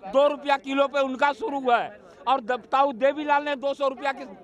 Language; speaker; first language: Hindi; native; Hindi